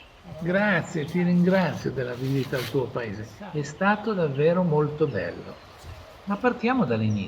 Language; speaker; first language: Italian; native; Italian